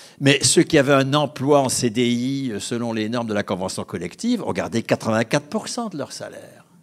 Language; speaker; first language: French; native; French